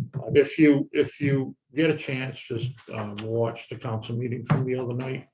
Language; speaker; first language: English; native; English